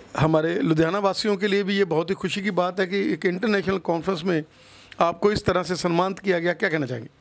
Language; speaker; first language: Hindi; non-native, local second language; Punjabi